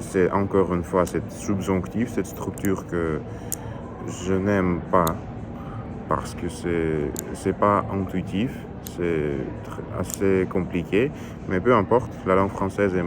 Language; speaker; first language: French; non-native, learner; Russian